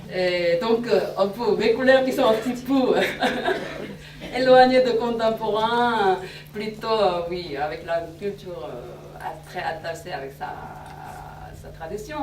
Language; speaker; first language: French; non-native, fluent; Korean